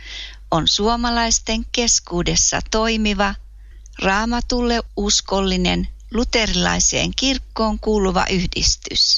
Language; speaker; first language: Finnish; native; Finnish